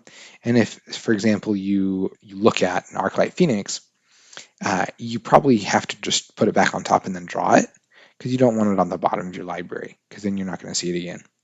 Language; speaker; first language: English; native; English